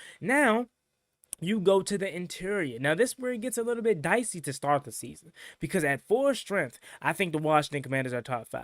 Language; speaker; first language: English; native; English